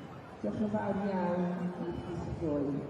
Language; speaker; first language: Welsh; non-native, learner; English